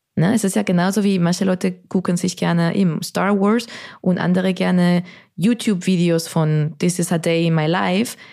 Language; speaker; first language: German; non-native, fluent; Spanish